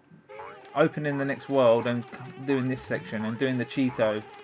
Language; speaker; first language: English; native; English